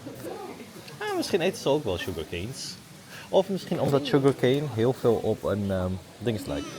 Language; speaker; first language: Dutch; early bilingual, other home language; Filipino